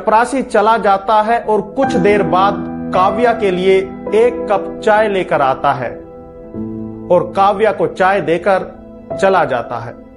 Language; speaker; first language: Hindi; native; Hindi